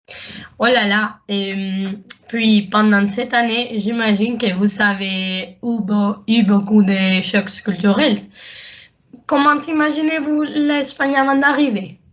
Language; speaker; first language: French; non-native, learner; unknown